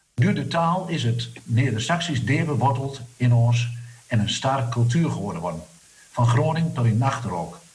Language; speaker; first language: Dutch; non-native, local second language; Low German